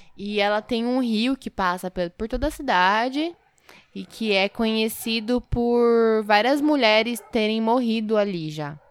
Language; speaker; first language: Portuguese; native; Portuguese